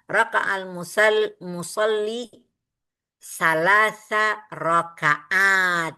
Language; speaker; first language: Arabic; non-native, fluent; Indonesian